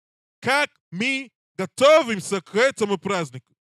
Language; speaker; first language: Russian; non-native, learner; English